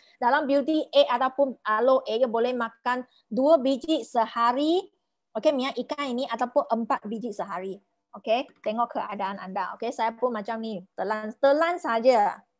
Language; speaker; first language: Malay; non-native, local second language; Chinese